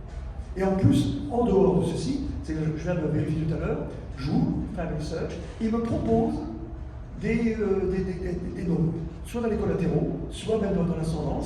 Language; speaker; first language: French; native; French